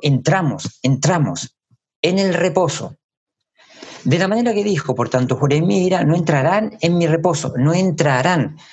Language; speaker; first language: Spanish; native; Spanish